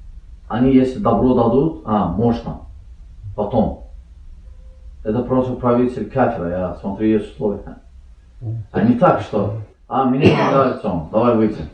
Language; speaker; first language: Russian; non-native, learner; Azerbaijani